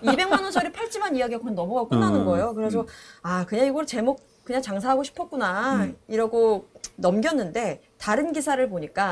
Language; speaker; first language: Korean; native; Korean